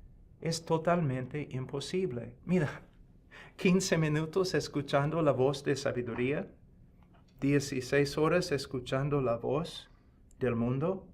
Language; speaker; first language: Spanish; non-native, fluent; English